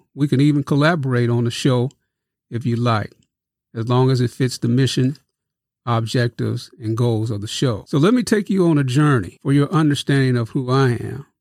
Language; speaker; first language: English; native; English